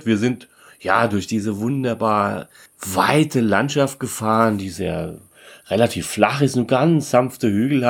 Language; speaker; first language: German; native; German